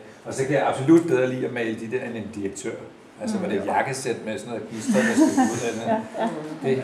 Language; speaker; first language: Danish; native; Danish